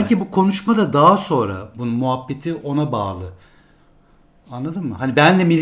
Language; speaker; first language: Turkish; native; Turkish